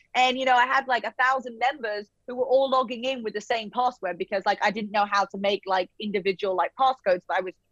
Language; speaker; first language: English; native; English